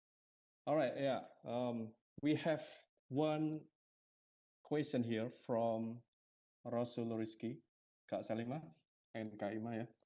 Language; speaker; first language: English; non-native, fluent; Indonesian